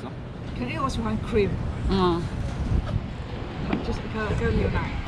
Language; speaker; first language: Chinese; early bilingual, heritage; Chinese